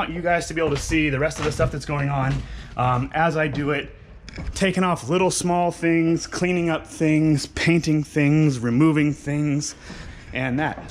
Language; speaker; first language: English; native; English